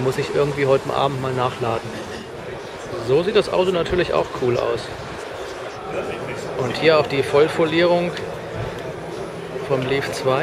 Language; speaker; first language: German; native; German